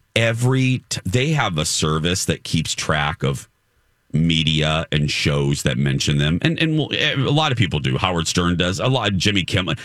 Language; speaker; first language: English; native; English